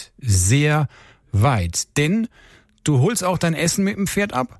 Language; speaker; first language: German; native; German